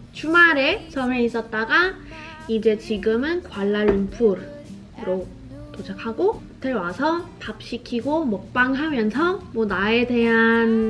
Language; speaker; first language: Korean; non-native, fluent; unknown